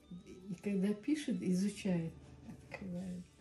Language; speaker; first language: Russian; non-native, local second language; Tajik